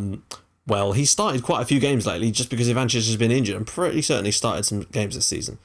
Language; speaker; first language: English; native; English